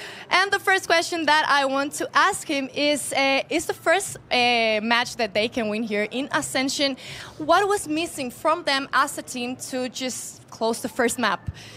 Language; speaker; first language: English; non-native, fluent; Portuguese